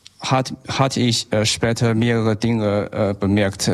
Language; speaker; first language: German; non-native, learner; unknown